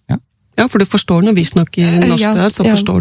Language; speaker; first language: Norwegian; native; Norwegian